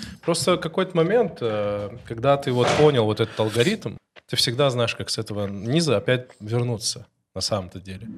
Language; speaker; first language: Russian; non-native, local second language; Ossetic